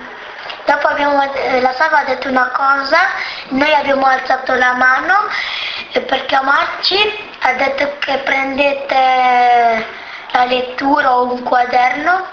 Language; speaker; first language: Italian; non-native, local second language; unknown